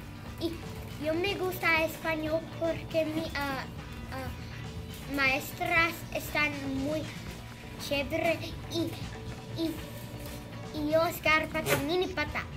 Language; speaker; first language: Spanish; non-native, learner; English